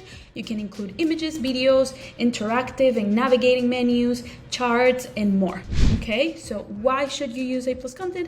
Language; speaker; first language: English; non-native, local second language; Spanish